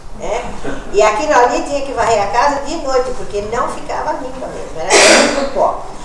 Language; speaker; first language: Portuguese; native; Portuguese